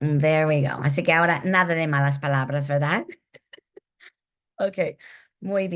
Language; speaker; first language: Spanish; early bilingual, heritage; Spanish